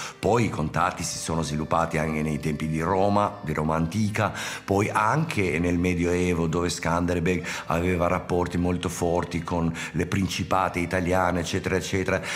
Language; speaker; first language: Italian; non-native, fluent; Albanian